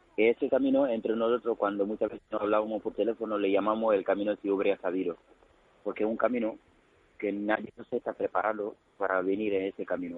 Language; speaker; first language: Spanish; non-native, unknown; Wolof